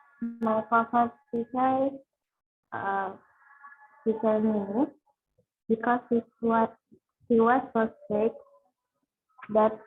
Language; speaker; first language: English; non-native, learner; Indonesian